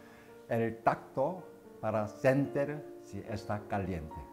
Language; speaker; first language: Spanish; non-native, fluent; Korean